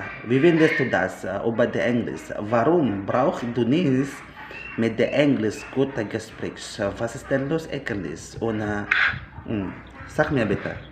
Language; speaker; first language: German; non-native, learner; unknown